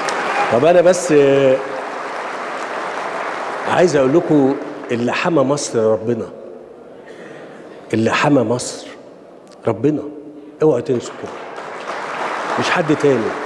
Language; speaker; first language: Arabic; native; Arabic